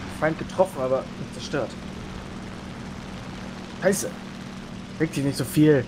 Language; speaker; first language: German; native; German